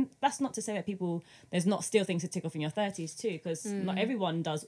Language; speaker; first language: English; native; English